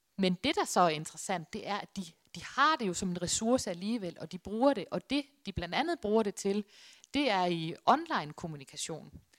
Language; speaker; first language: Danish; native; Danish